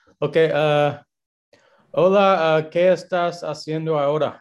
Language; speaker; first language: Spanish; non-native, learner; English